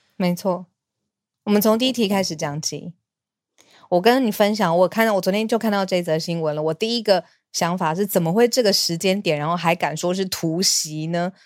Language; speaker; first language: Chinese; native; Chinese